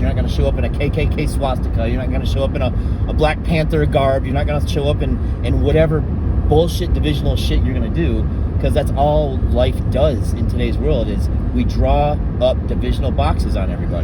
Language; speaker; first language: English; native; English